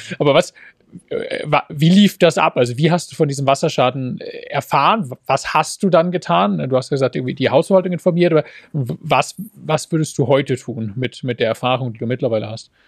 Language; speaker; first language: German; native; German